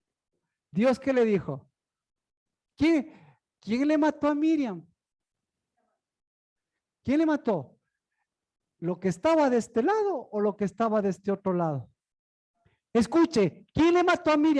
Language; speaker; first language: Spanish; native; Spanish